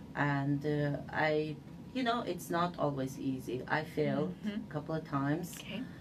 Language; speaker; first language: English; non-native, fluent; Uzbek